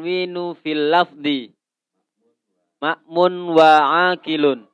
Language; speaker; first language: Arabic; non-native, learner; Indonesian